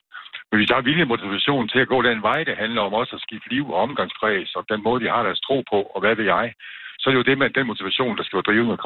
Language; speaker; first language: Danish; native; Danish